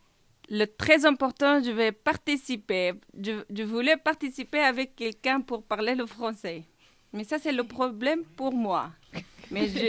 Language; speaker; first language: French; non-native, learner; Kurdish